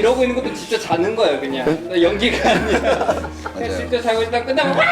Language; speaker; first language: Korean; native; Korean